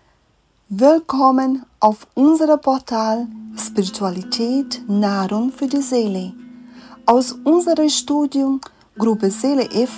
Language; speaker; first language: German; non-native, fluent; Portuguese